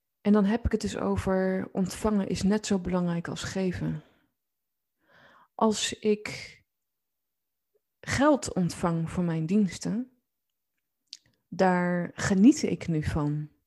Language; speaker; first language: Dutch; native; Dutch